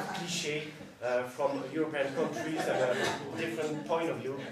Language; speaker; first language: English; non-native, fluent; French